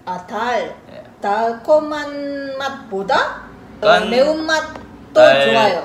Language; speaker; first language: Korean; non-native, learner; Indonesian